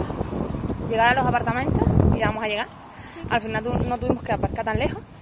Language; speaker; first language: Spanish; native; Spanish